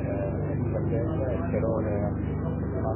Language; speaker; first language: Italian; non-native, local second language; Swiss German